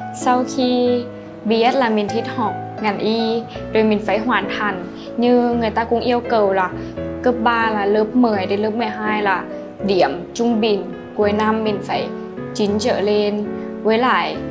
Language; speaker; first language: Vietnamese; non-native, fluent; Lao